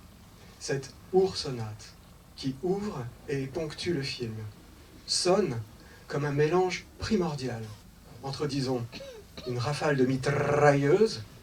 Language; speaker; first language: French; native; French